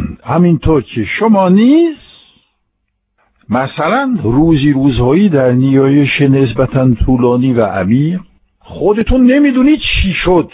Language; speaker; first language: Persian; non-native, fluent; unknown